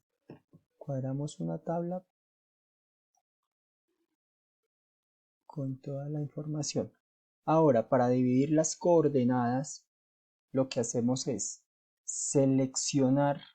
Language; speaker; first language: Spanish; native; Spanish